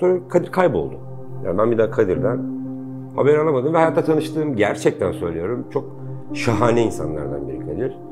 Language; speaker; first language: Turkish; native; Turkish